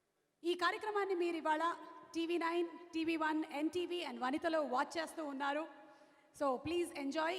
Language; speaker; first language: Telugu; native; Telugu